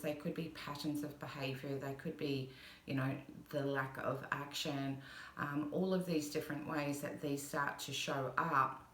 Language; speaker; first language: English; native; English